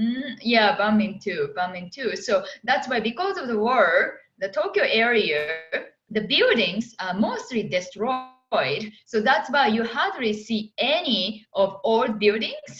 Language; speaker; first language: English; non-native, fluent; Japanese